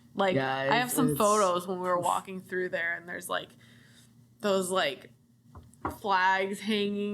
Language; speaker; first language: English; native; English